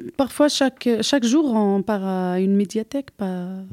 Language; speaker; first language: French; non-native, local second language; Arabic